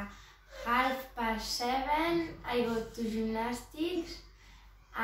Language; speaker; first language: English; non-native, learner; Catalan